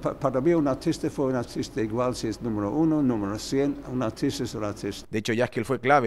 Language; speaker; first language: Spanish; non-native, learner; English